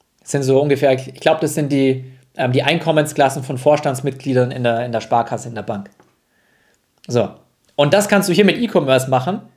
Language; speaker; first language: German; native; German